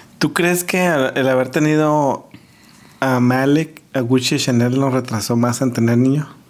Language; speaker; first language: Spanish; early bilingual, heritage; Spanish